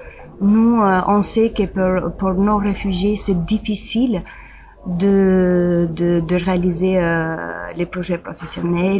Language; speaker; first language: French; non-native, fluent; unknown